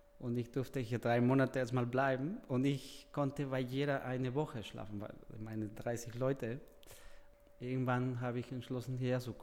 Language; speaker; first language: German; non-native, fluent; Spanish